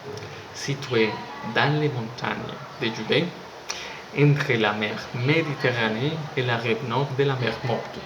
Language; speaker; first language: French; non-native, learner; Spanish